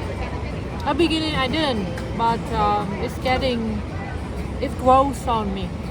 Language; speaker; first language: English; non-native, fluent; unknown